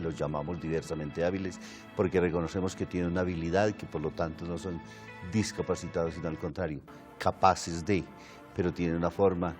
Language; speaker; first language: Spanish; native; Spanish